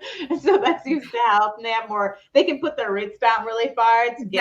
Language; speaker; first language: English; native; English